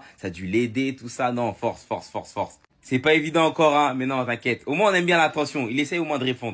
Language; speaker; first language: French; native; French